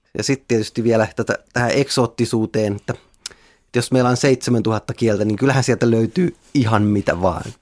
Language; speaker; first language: Finnish; native; Finnish